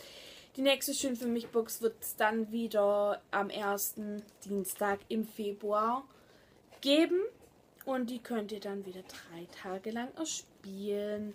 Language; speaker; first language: German; native; German